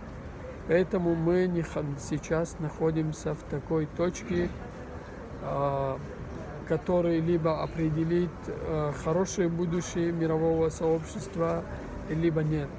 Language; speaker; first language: Russian; non-native, fluent; Persian